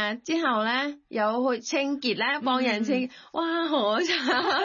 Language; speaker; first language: Cantonese; non-native, learner; Thai